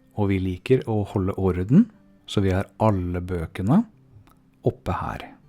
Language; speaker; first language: Norwegian; native; Norwegian